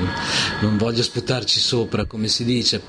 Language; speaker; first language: Italian; native; Italian